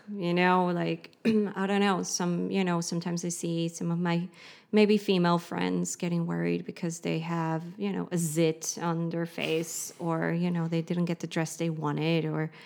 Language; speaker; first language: English; native; English